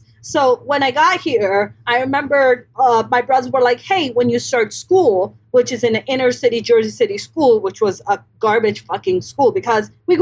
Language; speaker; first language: English; non-native, local second language; Urdu